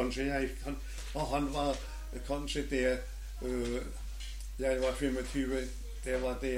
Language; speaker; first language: Danish; non-native, learner; German